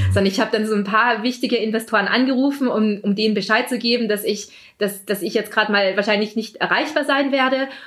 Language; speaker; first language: German; early bilingual, other home language; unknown